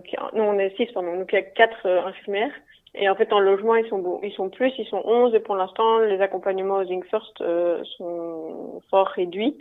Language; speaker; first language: French; native; French